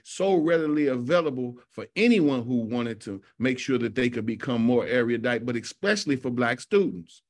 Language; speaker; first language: English; native; English